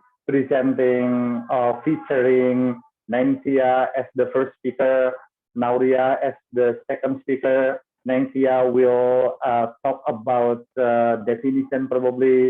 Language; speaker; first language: English; non-native, fluent; Indonesian